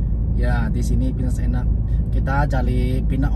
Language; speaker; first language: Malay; non-native, learner; Chinese